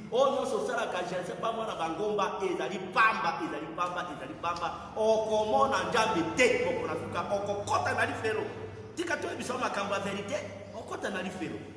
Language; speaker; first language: Lingala; native; Lingala